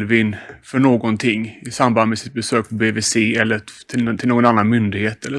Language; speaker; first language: Swedish; native; Swedish